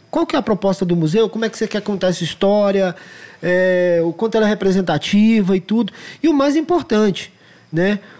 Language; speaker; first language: Portuguese; native; Portuguese